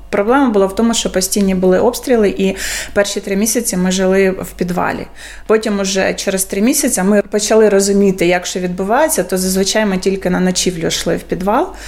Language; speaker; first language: Ukrainian; native; Ukrainian